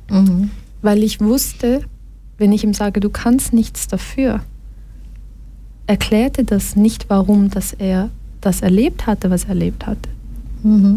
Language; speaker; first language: German; early bilingual, other home language; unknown